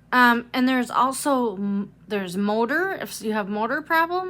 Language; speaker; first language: English; native; English